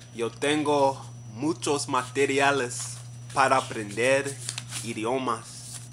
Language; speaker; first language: Spanish; non-native, learner; English